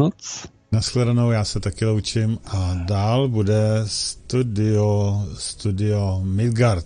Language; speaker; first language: Czech; native; Czech